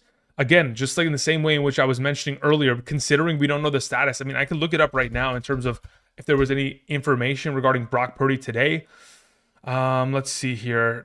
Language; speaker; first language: English; native; English